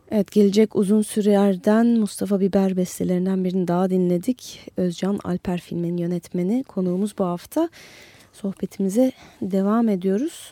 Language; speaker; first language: Turkish; native; Turkish